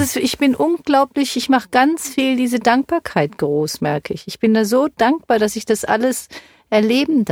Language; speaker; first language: German; native; German